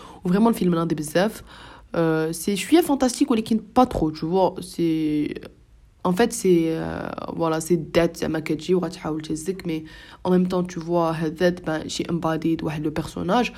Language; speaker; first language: French; non-native, local second language; Arabic